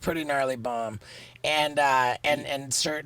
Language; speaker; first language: English; native; English